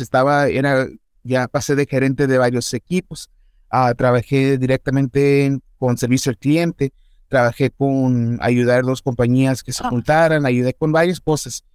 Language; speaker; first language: Spanish; early bilingual, heritage; Spanish